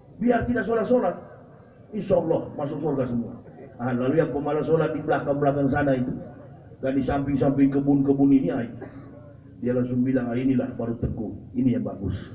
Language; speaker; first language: Indonesian; native; Indonesian